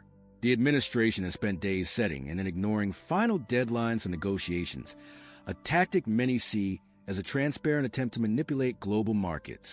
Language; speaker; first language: English; native; English